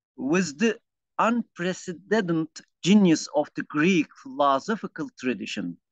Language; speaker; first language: English; non-native, fluent; Turkish